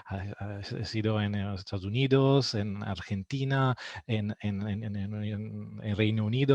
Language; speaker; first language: Spanish; non-native, fluent; Italian